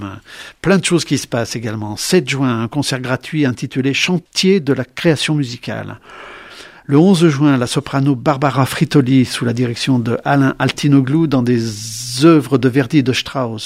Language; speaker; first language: French; native; French